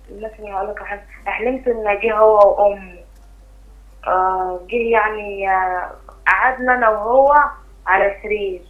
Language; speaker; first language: Arabic; native; Arabic